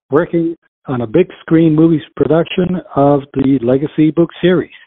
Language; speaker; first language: English; early bilingual, other home language; Spanish